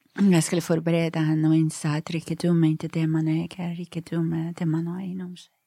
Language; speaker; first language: Swedish; non-native, fluent; Persian